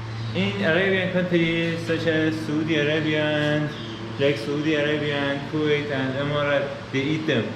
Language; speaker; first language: English; non-native, learner; Persian